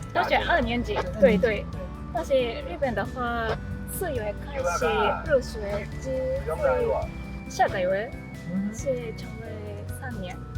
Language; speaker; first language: Chinese; non-native, learner; Japanese